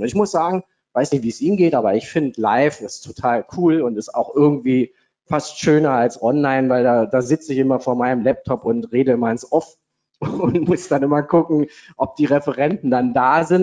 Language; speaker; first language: German; native; German